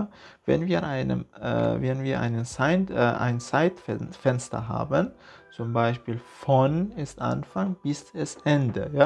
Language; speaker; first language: German; non-native, fluent; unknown